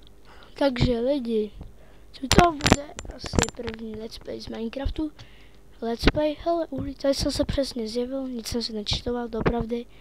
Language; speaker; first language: Czech; native; Czech